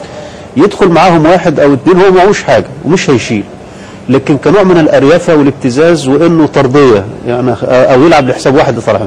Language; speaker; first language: Arabic; native; Arabic